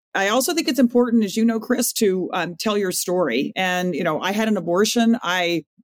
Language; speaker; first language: English; native; English